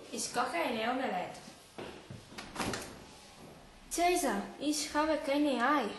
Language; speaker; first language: German; non-native, learner; Catalan